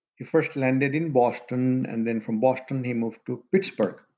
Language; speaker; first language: English; non-native, local second language; Maithili